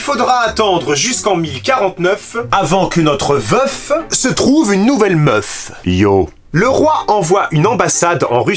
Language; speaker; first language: French; native; French